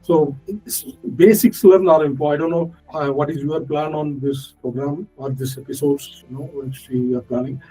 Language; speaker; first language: English; non-native, local second language; Tamil